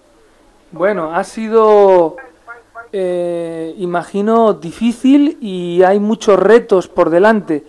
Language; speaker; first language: Spanish; native; Spanish